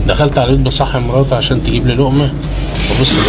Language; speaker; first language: Arabic; native; Arabic